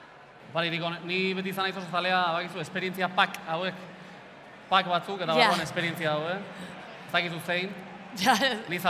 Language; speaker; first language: Basque; native; Basque